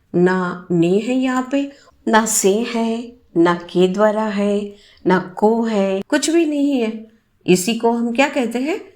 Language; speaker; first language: Hindi; non-native, local second language; Telugu